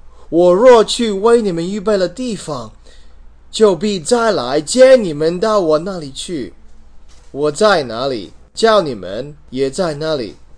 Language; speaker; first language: Chinese; non-native, fluent; English